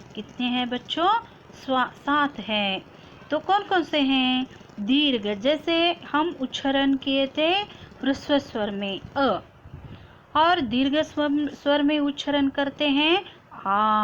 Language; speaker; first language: Hindi; non-native, local second language; Kannada